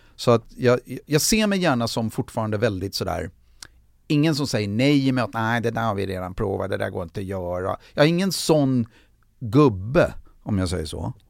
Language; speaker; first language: Swedish; native; Swedish